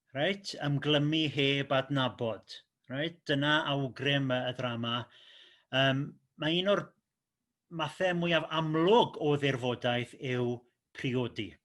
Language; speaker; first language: Welsh; native; Welsh